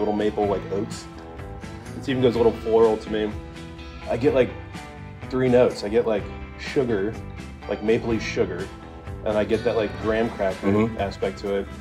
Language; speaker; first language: English; native; English